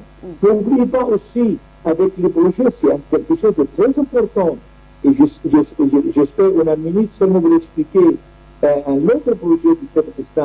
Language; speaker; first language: French; non-native, learner; Arabic